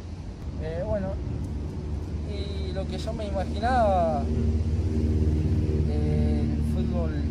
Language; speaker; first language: Spanish; non-native, fluent; Japanese